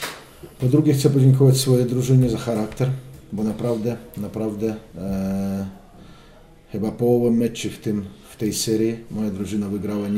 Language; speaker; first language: Polish; non-native, fluent; Russian